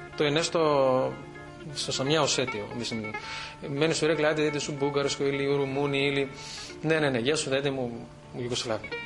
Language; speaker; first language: Serbian; non-native, fluent; Greek